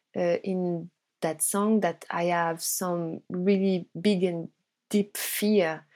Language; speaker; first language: English; non-native, fluent; French